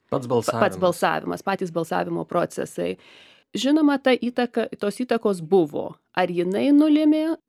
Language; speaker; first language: Lithuanian; early bilingual, heritage; Lithuanian